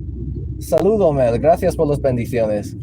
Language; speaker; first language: Spanish; non-native, learner; English